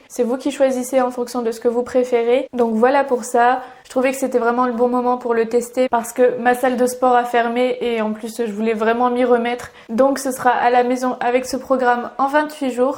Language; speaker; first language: French; native; French